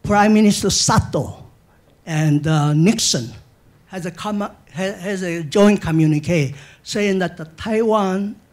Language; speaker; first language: English; non-native, fluent; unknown